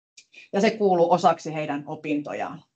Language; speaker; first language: Finnish; native; Finnish